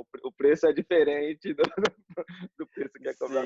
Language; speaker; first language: Portuguese; native; Portuguese